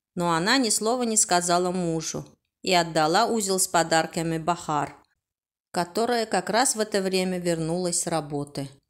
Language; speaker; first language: Russian; non-native, local second language; Turkmen